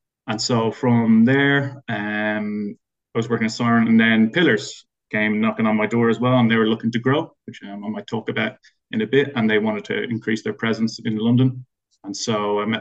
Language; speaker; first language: English; native; English